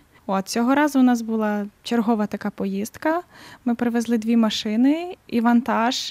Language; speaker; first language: Ukrainian; native; Ukrainian